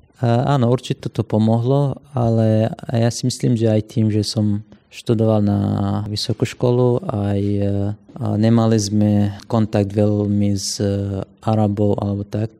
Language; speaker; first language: Slovak; non-native, fluent; Assyrian Neo-Aramaic